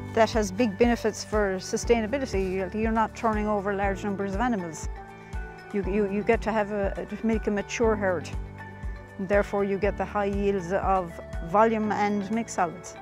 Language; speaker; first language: English; native; English